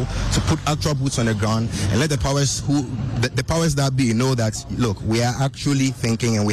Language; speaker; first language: English; non-native, local second language; Akan